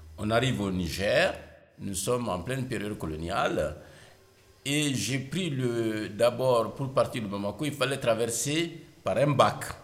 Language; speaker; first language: French; non-native, local second language; Mandingo